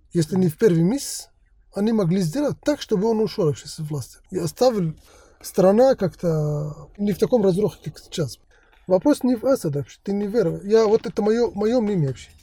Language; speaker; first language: Russian; non-native, fluent; Arabic